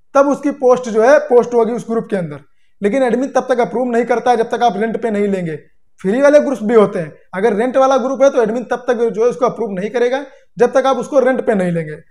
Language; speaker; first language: Hindi; native; Hindi